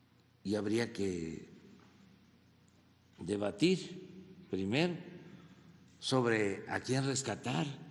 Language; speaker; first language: Spanish; native; Spanish